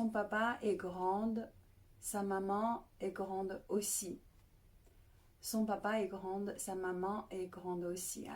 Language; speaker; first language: French; non-native, fluent; Chinese